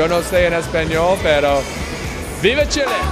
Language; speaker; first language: Spanish; non-native, learner; English